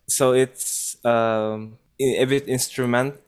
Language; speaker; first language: English; non-native, fluent; Turkish